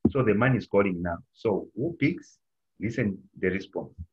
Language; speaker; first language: English; non-native, local second language; Bemba